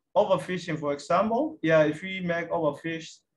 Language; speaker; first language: English; non-native, fluent; Somali